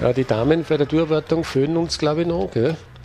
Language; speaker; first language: German; native; German